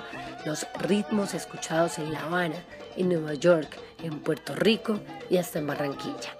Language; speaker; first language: Spanish; native; Spanish